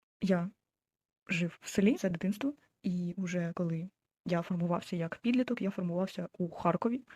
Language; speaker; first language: Ukrainian; non-native, local second language; Russian